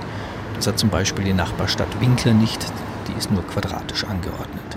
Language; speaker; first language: German; native; German